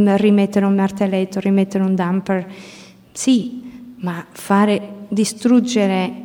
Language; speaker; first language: Italian; non-native, fluent; Portuguese